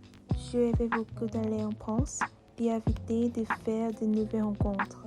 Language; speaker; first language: French; non-native, learner; Korean